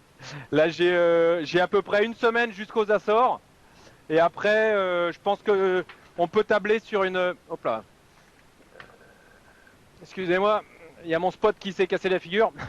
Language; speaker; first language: French; native; French